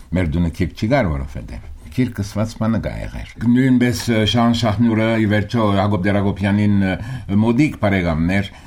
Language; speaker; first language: Armenian; early bilingual, heritage; Armenian